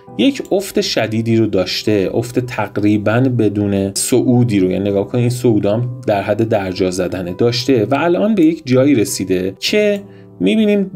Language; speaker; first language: Persian; native; Persian